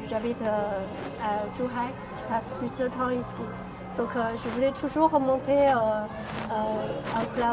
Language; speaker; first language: French; non-native, fluent; Chinese